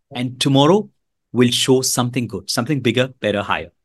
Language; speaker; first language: English; non-native, local second language; Hindi